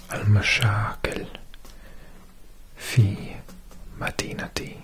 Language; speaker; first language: Arabic; non-native, learner; English